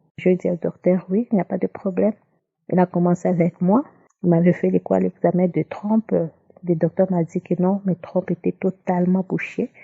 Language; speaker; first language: French; non-native, local second language; Lingala